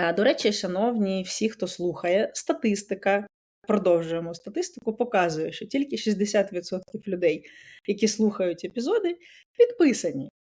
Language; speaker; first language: Ukrainian; native; Ukrainian